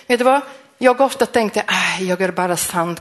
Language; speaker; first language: Swedish; non-native, fluent; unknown